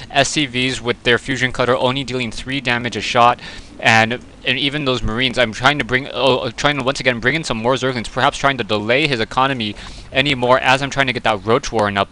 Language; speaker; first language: English; native; English